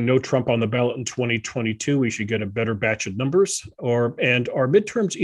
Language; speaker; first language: English; native; English